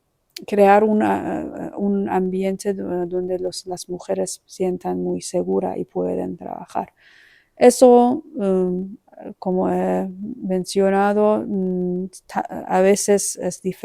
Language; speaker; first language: Spanish; non-native, fluent; Persian